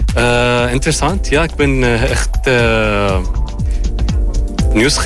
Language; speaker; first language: Dutch; non-native, learner; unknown